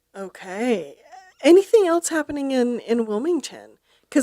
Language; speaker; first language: English; native; English